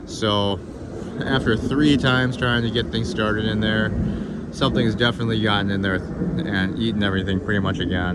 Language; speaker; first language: English; native; English